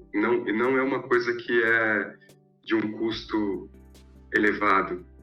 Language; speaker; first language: Portuguese; native; Portuguese